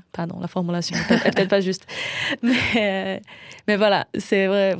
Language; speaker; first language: French; non-native, fluent; Portuguese